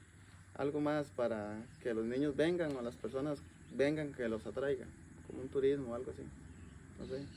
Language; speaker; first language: Spanish; native; Spanish